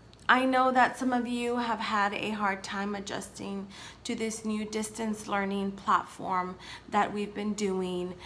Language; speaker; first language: English; early bilingual, other home language; Spanish